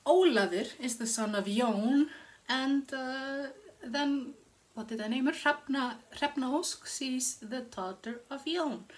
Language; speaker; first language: English; non-native, fluent; Icelandic